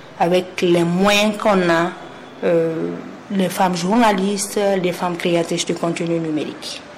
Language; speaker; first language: French; non-native, local second language; Mandingo